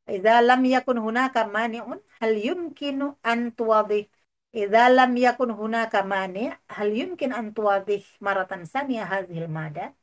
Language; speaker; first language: Arabic; non-native, fluent; Indonesian